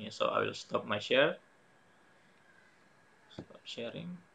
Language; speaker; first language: English; non-native, fluent; Indonesian